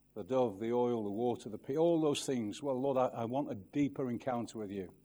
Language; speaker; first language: English; native; English